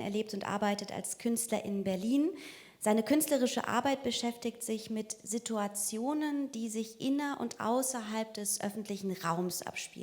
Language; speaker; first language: German; native; German